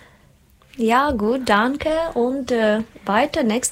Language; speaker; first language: German; non-native, learner; Russian